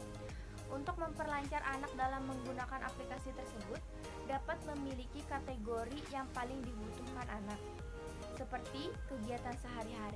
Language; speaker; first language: Indonesian; native; Indonesian